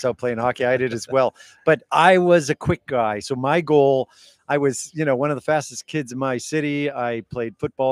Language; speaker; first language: English; native; English